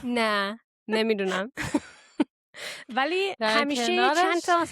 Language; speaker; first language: Persian; early bilingual, heritage; Persian